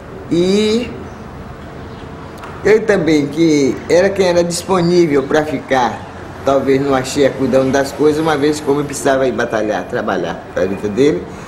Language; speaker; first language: Portuguese; native; Portuguese